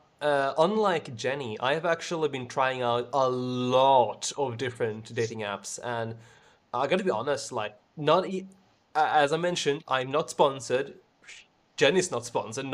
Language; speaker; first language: English; non-native, fluent; Swedish